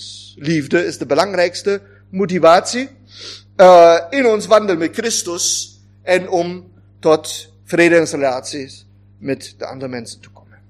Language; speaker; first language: Dutch; non-native, fluent; German